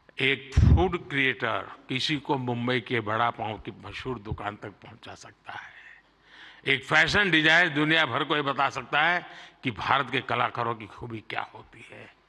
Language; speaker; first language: Hindi; non-native, local second language; Gujarati